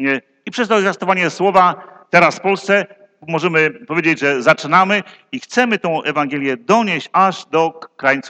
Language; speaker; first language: Polish; native; Polish